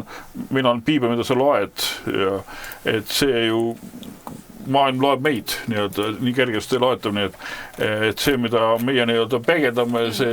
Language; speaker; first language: Estonian; native; Estonian